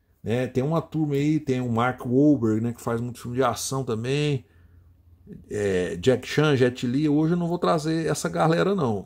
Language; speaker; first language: Portuguese; native; Portuguese